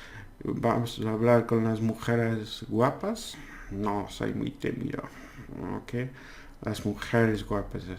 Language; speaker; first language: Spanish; non-native, learner; English